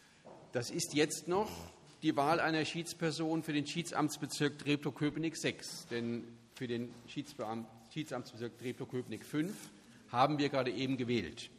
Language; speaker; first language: German; native; German